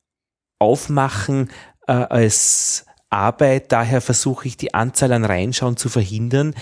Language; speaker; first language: German; native; German